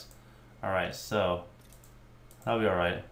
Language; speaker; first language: English; native; English